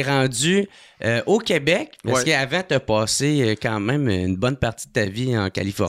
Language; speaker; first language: French; native; French